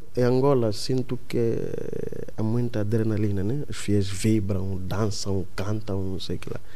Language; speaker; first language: Portuguese; non-native, local second language; Kongo